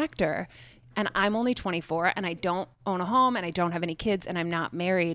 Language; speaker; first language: English; native; English